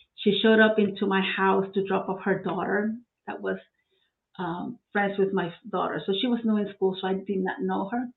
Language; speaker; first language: English; non-native, fluent; Spanish